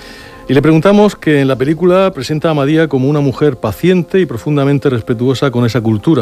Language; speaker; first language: Spanish; native; Spanish